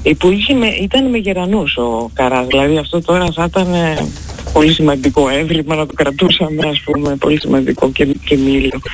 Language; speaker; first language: Greek; early bilingual, heritage; Greek